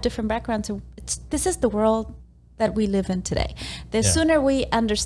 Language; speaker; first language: English; non-native, fluent; Spanish